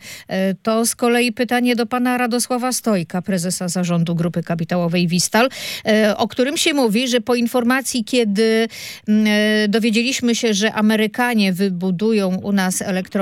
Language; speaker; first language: Polish; native; Polish